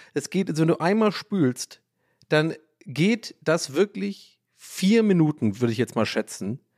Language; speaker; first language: German; early bilingual, other home language; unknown